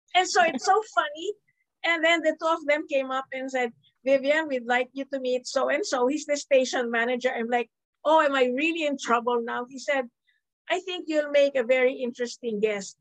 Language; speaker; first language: English; non-native, local second language; Filipino